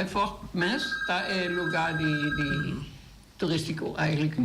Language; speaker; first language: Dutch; non-native, local second language; Papiamento